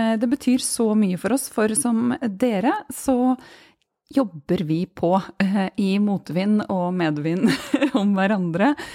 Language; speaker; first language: Norwegian; native; Norwegian